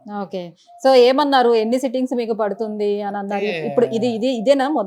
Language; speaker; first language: Telugu; native; Telugu